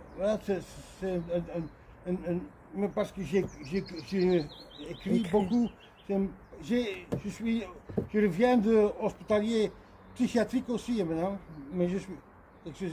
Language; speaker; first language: French; non-native, learner; Dutch